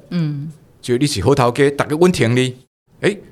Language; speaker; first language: Chinese; non-native, local second language; Min Nan Chinese